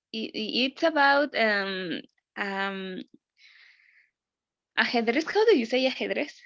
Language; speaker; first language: English; non-native, learner; Spanish